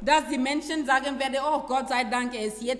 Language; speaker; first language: German; non-native, fluent; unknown